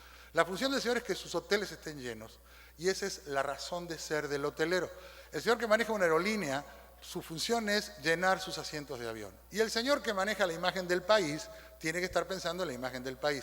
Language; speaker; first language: Spanish; native; Spanish